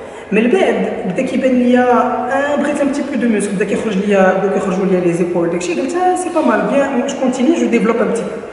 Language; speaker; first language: French; non-native, local second language; Arabic